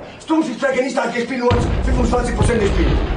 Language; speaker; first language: German; non-native, learner; Italian